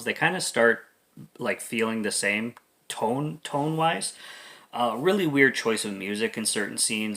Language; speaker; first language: English; native; English